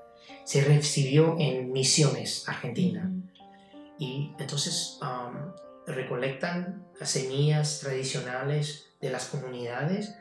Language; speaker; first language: Spanish; non-native, fluent; Chinese